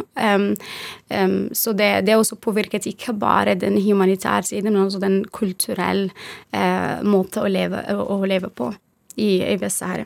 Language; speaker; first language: Norwegian; non-native, fluent; Arabic